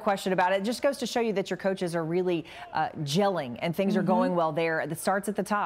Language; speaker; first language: English; native; English